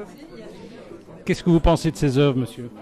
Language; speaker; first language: French; native; French